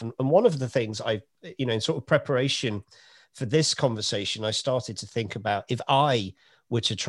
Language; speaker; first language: English; native; English